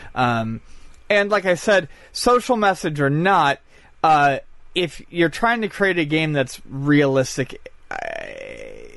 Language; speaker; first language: English; native; English